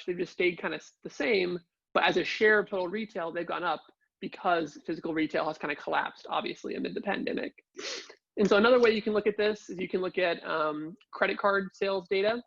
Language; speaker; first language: English; native; English